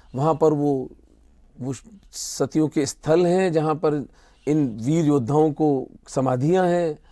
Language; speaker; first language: Hindi; native; Hindi